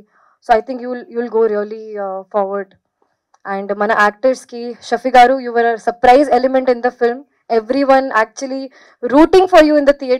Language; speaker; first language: Telugu; non-native, fluent; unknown